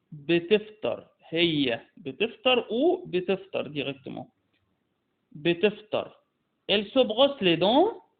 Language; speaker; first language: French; non-native, fluent; Arabic